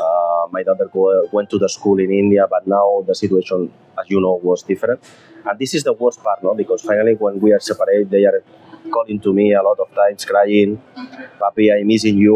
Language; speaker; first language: English; non-native, fluent; Spanish